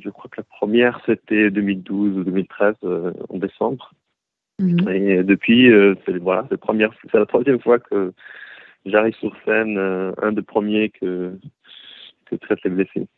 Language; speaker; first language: French; early bilingual, heritage; Hebrew